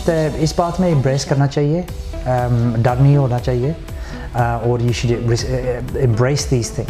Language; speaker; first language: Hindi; early bilingual, heritage; Hindi